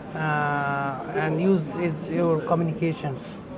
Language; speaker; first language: English; non-native, local second language; Bangla